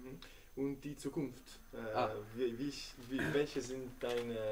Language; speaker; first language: German; non-native, learner; Italian